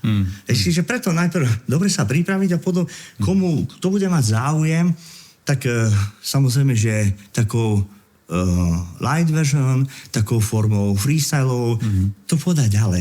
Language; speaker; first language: Slovak; native; Slovak